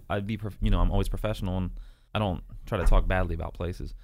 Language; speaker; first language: English; native; English